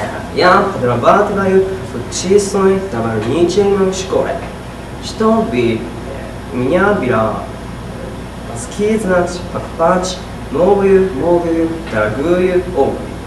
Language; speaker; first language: Russian; non-native, learner; Japanese